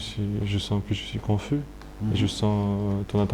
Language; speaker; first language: French; non-native, fluent; Russian